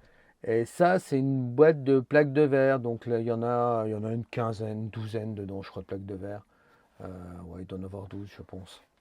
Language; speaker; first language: French; native; French